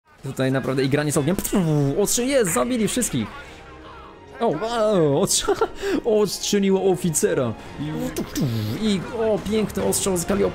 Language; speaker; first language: Polish; native; Polish